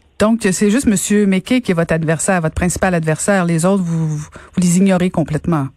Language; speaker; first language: French; native; French